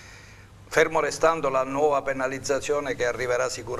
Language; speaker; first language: Italian; native; Italian